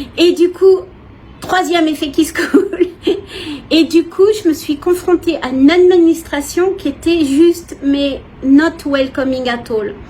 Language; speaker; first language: French; native; French